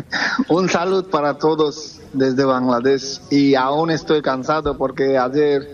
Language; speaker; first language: Spanish; non-native, fluent; Bangla